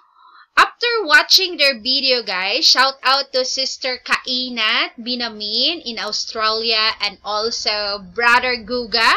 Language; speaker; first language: English; non-native, local second language; Filipino